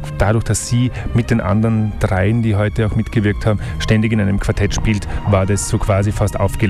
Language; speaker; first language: German; native; German